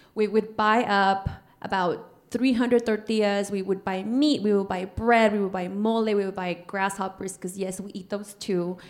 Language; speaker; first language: English; early bilingual, other home language; Spanish